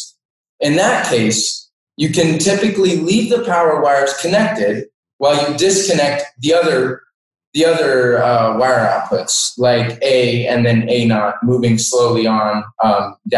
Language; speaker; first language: English; native; English